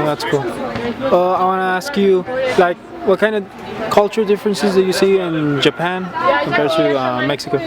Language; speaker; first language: English; non-native, learner; Spanish